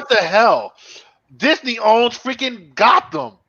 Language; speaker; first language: English; native; English